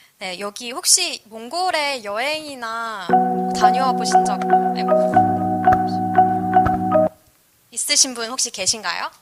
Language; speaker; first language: Korean; native; Korean